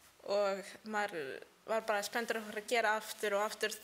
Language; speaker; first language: Icelandic; early bilingual, heritage; Icelandic